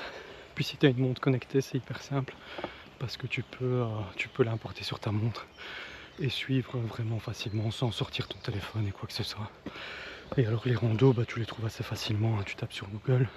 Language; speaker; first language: French; native; French